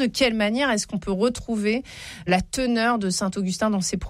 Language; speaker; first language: French; native; French